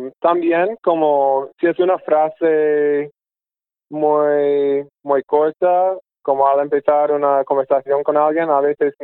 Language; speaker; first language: Spanish; non-native, fluent; English